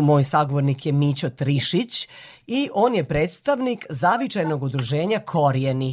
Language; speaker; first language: Serbian; native; Serbian